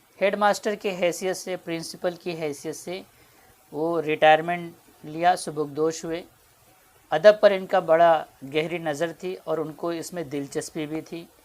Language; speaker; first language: Urdu; native; Urdu